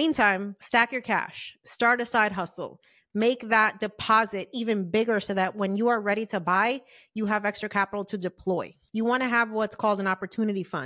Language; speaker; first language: English; native; English